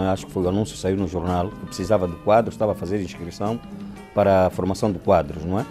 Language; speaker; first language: Portuguese; native; Portuguese